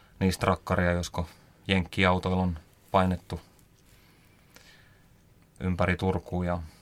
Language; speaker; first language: Finnish; native; Finnish